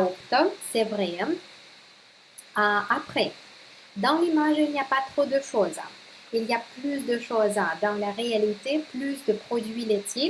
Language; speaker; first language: French; non-native, fluent; Russian